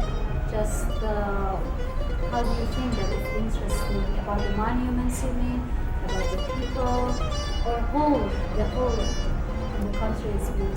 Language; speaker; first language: English; non-native, fluent; Persian